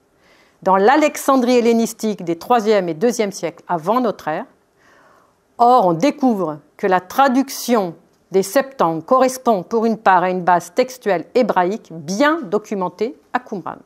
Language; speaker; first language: French; native; French